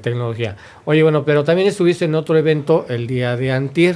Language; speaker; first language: Spanish; native; Spanish